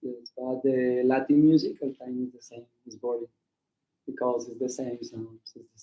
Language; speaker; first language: English; non-native, learner; Spanish